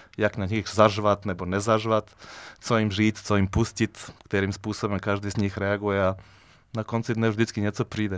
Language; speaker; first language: Czech; non-native, fluent; Serbian